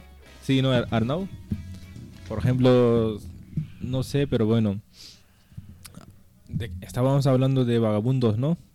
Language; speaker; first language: Spanish; non-native, learner; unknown